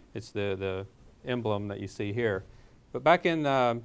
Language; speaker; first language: English; native; English